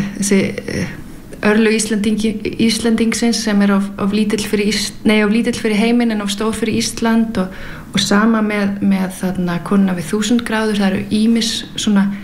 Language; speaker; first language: Icelandic; early bilingual, heritage; Icelandic